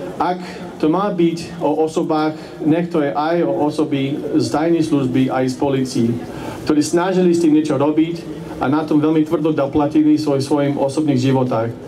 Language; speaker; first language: Slovak; non-native, fluent; English